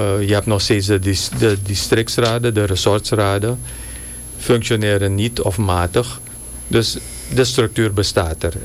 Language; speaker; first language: Dutch; native; Dutch